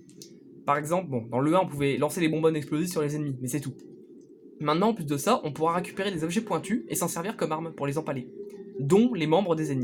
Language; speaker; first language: French; native; French